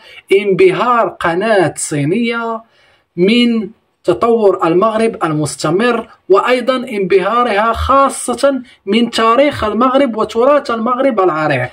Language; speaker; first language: Arabic; native; Arabic